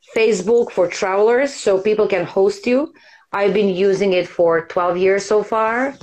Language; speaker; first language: English; non-native, fluent; Serbian